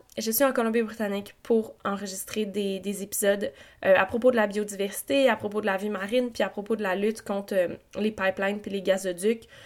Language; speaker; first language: French; native; French